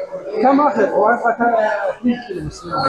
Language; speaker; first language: Arabic; non-native, learner; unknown